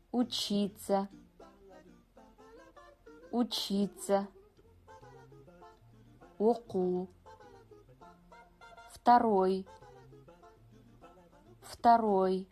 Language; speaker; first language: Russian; non-native, fluent; Kazakh